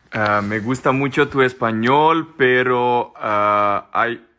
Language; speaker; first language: Spanish; non-native, learner; Serbian